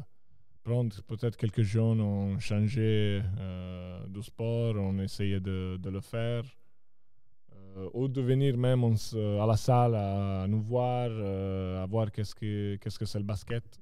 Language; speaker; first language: French; non-native, local second language; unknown